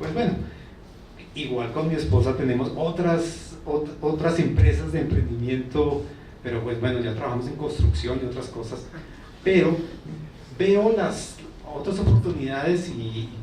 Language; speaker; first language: Spanish; native; Spanish